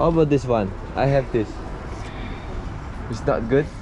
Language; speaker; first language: English; non-native, learner; Indonesian